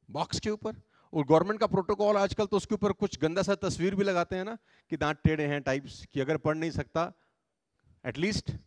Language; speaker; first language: Hindi; native; Hindi